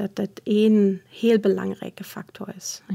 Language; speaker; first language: Dutch; non-native, fluent; German